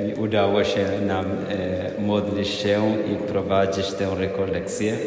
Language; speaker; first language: Polish; non-native, fluent; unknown